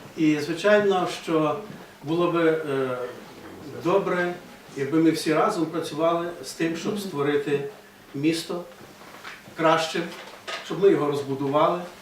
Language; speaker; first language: Ukrainian; native; Ukrainian